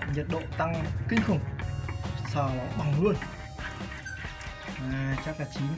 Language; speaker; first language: Vietnamese; native; Vietnamese